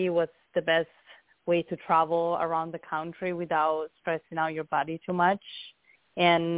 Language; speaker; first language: English; non-native, fluent; Italian